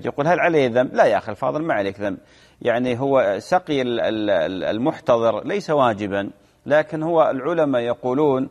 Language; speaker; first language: Arabic; native; Arabic